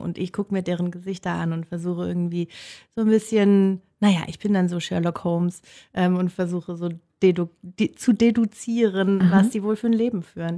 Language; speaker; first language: German; native; German